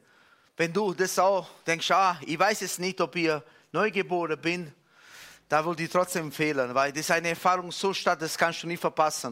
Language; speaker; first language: German; non-native, fluent; Italian